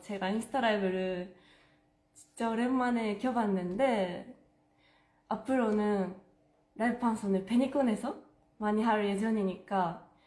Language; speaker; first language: Korean; non-native, fluent; Japanese